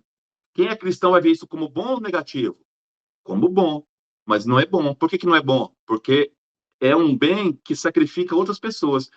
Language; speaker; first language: Portuguese; native; Portuguese